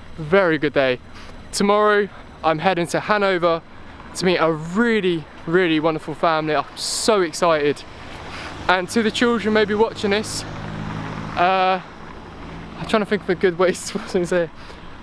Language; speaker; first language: English; native; English